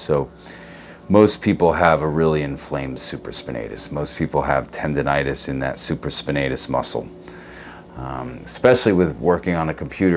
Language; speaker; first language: English; native; English